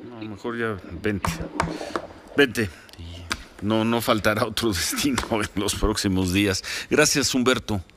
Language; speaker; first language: Spanish; native; Spanish